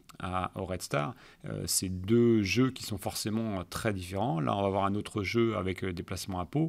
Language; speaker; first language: French; native; French